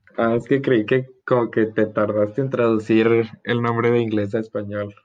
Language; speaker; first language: Spanish; native; Spanish